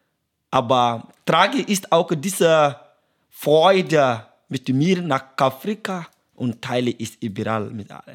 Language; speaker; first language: German; non-native, learner; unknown